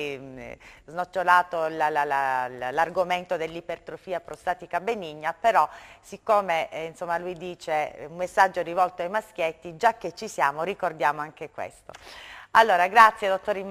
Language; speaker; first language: Italian; native; Italian